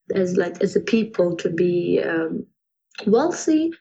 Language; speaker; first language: English; non-native, fluent; Ukrainian